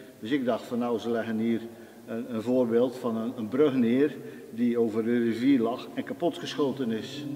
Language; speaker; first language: Dutch; native; Dutch